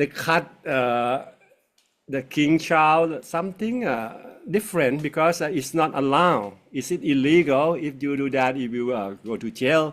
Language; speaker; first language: English; non-native, fluent; Thai